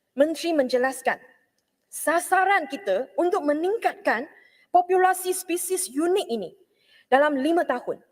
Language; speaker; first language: Malay; non-native, local second language; Chinese